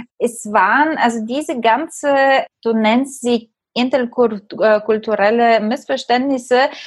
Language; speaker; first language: German; non-native, fluent; Bulgarian